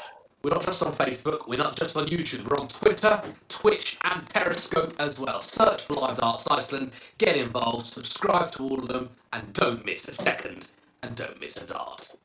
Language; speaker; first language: English; native; English